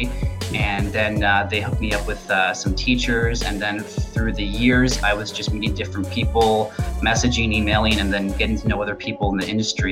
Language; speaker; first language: English; native; English